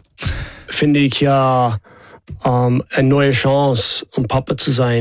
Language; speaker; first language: German; non-native, fluent; English